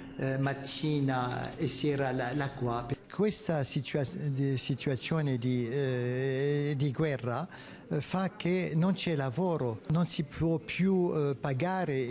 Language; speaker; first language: Italian; non-native, fluent; Arabic